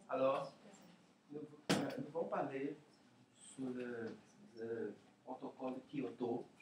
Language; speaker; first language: French; non-native, learner; Portuguese